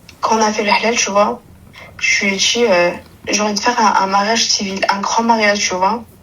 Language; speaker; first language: French; native; French